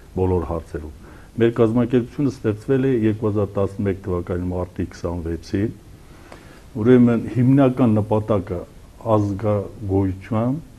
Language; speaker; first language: Armenian; non-native, local second language; Kurdish